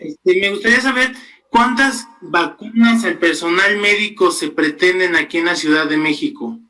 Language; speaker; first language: Spanish; native; Spanish